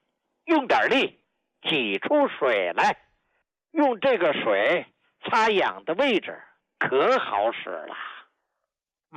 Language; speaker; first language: Chinese; native; Chinese